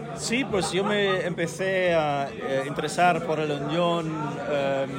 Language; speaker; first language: Spanish; non-native, fluent; German